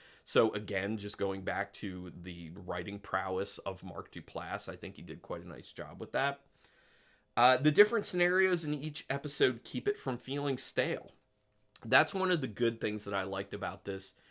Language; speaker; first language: English; native; English